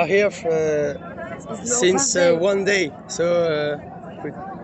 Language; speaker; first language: English; non-native, learner; French